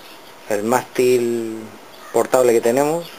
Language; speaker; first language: Spanish; native; Spanish